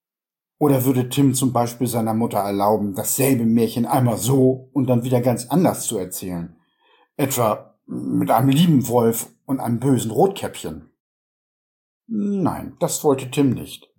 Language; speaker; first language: German; native; German